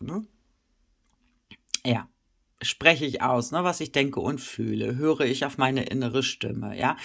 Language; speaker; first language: German; native; German